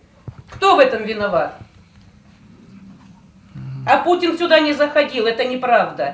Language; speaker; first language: Russian; native; Russian